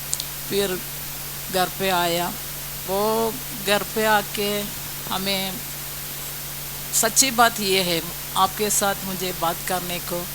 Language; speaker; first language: Hindi; non-native, local second language; Malayalam